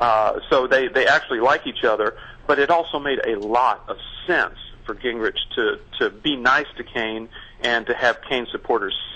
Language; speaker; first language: English; native; English